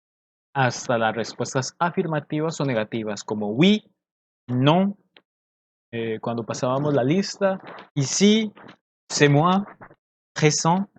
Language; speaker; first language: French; non-native, fluent; Spanish